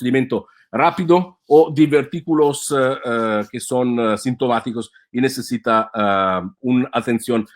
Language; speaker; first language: Spanish; non-native, fluent; Italian